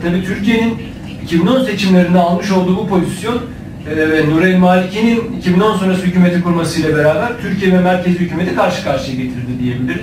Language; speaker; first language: Turkish; native; Turkish